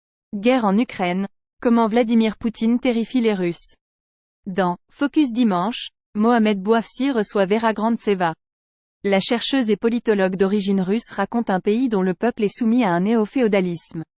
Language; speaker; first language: French; native; French